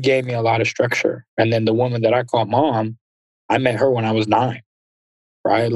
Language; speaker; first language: English; native; English